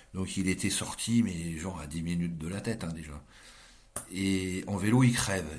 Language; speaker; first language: French; native; French